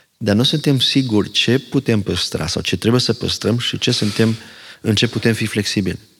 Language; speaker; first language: Romanian; non-native, local second language; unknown